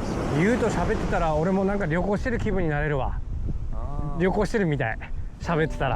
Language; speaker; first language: Japanese; native; Japanese